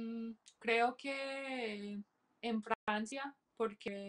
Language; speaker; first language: Spanish; early bilingual, heritage; English